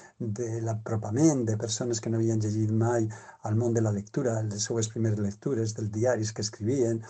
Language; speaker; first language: Catalan; non-native, local second language; Spanish